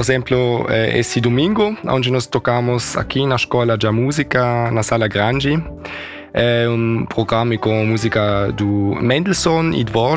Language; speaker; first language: Portuguese; early bilingual, heritage; German